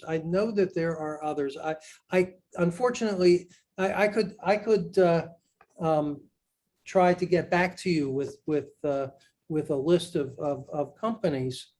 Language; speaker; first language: English; native; English